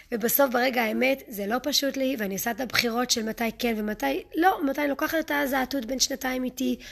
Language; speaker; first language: Hebrew; early bilingual, other home language; English